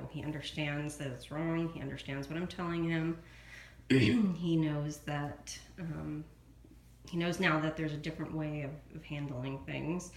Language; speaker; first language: English; native; English